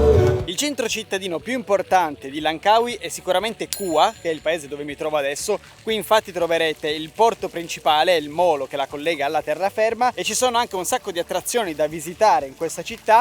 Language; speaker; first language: Italian; native; Italian